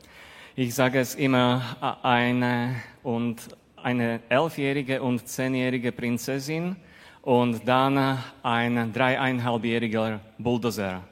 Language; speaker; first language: German; non-native, fluent; Slovak